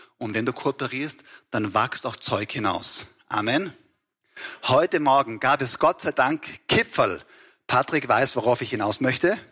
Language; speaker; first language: German; native; German